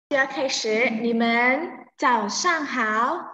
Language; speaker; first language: Chinese; non-native, fluent; Indonesian